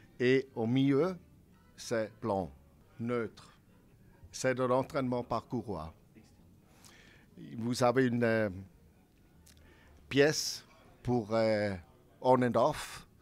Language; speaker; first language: French; non-native, learner; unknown